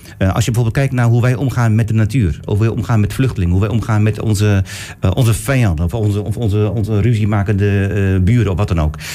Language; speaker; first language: Dutch; early bilingual, other home language; Turkish